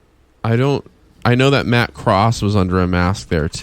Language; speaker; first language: English; native; English